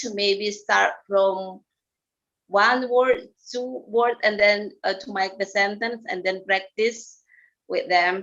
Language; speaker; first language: English; non-native, fluent; Indonesian